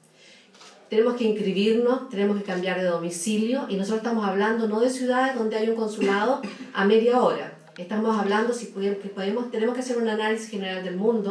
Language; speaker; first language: Spanish; native; Spanish